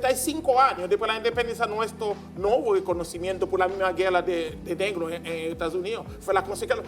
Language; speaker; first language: Spanish; non-native, learner; Haitian Creole